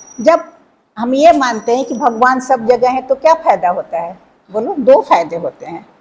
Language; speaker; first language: Hindi; native; Hindi